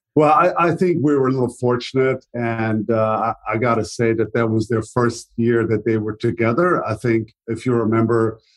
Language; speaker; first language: English; non-native, fluent; German